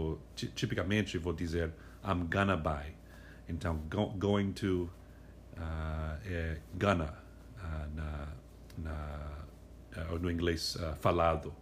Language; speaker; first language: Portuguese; non-native, fluent; English